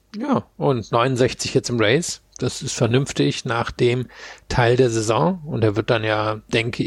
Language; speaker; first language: German; native; German